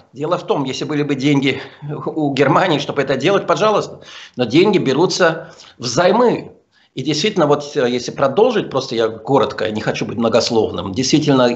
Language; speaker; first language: Russian; early bilingual, heritage; Russian